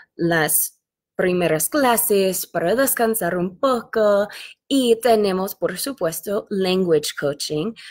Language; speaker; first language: Spanish; non-native, fluent; English